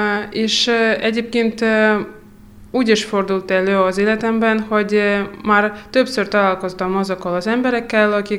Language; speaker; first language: Hungarian; non-native, fluent; Russian